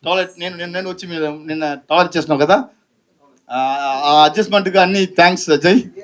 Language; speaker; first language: Telugu; non-native, fluent; Tamil